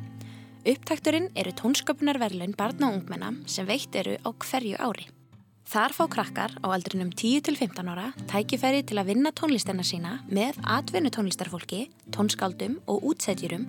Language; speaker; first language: Icelandic; native; Icelandic